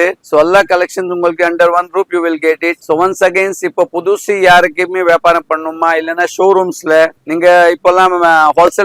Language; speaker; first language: Tamil; non-native, fluent; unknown